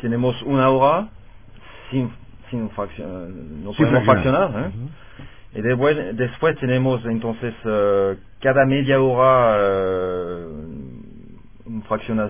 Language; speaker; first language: Spanish; non-native, fluent; French